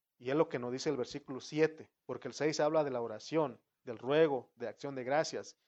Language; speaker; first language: Spanish; native; Spanish